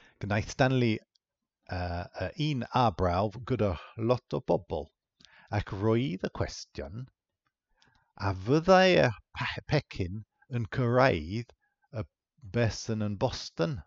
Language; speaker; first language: Welsh; non-native, fluent; English